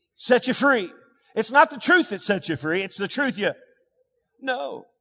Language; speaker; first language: English; native; English